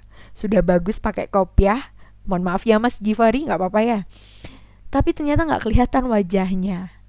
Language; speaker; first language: Indonesian; native; Indonesian